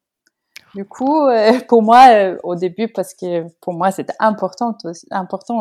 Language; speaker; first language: French; non-native, fluent; Norwegian